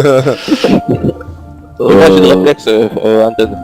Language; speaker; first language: French; native; French